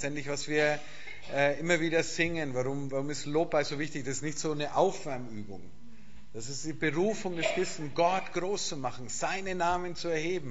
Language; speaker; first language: German; native; German